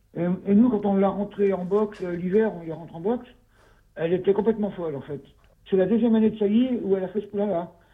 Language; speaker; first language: French; native; French